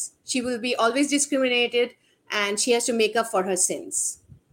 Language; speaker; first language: English; non-native, local second language; Bangla